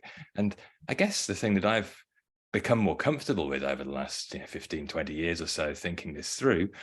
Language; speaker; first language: English; native; English